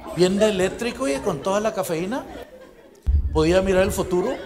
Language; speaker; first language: Spanish; native; Spanish